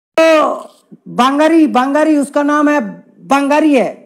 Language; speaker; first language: Hindi; non-native, learner; Bangla